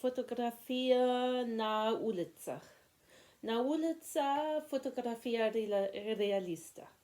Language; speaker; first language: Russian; non-native, learner; French